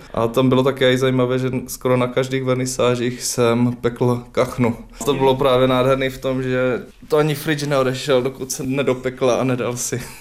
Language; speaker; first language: Czech; native; Czech